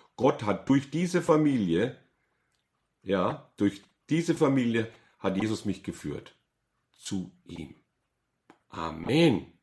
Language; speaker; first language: German; native; German